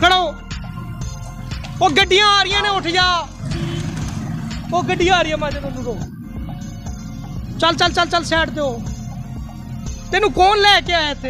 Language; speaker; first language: Urdu; non-native, local second language; Punjabi